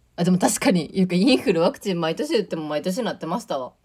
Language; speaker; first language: Japanese; native; Japanese